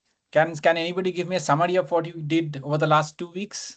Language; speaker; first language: English; non-native, local second language; Bangla